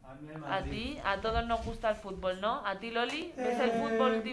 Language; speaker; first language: Spanish; native; Spanish